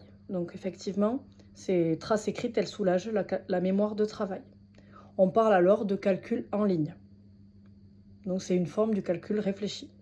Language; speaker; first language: French; native; French